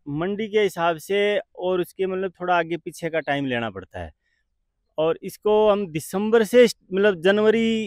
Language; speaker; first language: Hindi; native; Hindi